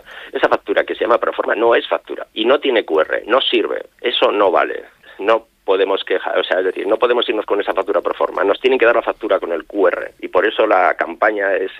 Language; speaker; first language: Spanish; native; Spanish